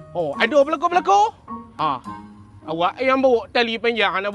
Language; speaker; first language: Malay; native; Malay